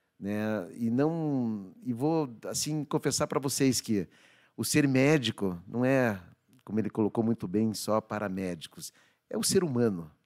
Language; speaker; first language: Portuguese; native; Portuguese